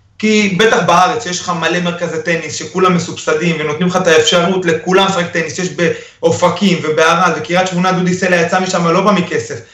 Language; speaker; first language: Hebrew; early bilingual, other home language; Spanish